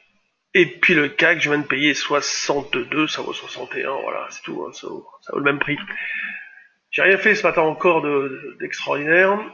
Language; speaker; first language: French; native; French